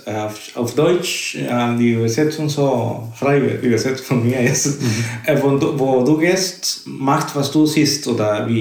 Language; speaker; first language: German; non-native, fluent; Spanish